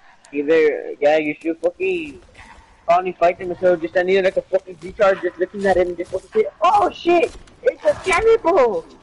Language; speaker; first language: English; early bilingual, other home language; Spanish